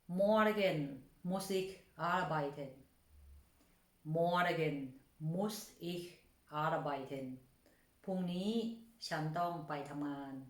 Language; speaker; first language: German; non-native, fluent; Thai